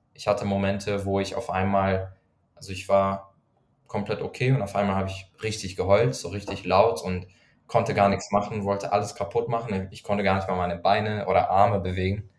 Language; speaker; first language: German; non-native, fluent; Persian